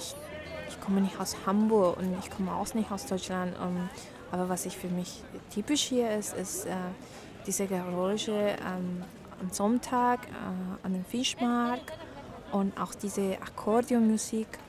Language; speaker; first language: German; non-native, fluent; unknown